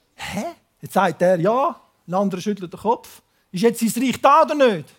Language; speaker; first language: German; native; German